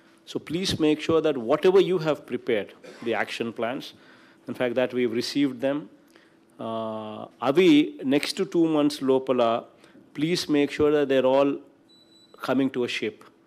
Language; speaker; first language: English; non-native, local second language; Telugu